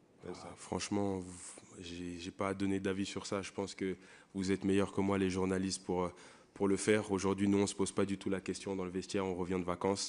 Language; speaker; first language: French; native; French